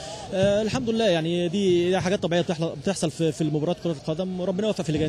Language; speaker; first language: Arabic; native; Arabic